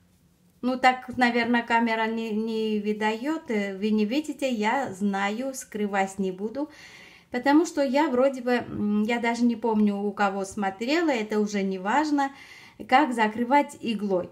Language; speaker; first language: Russian; non-native, fluent; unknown